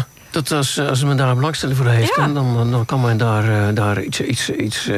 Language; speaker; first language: Dutch; native; Dutch